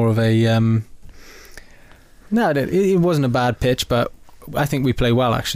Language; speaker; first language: English; native; English